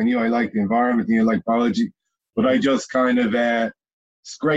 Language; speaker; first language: English; native; English